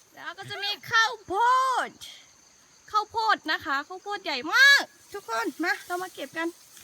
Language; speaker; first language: Thai; non-native, local second language; S'gaw Karen